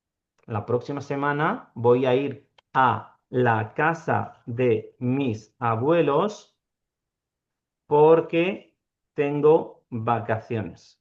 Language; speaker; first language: Spanish; non-native, fluent; Urdu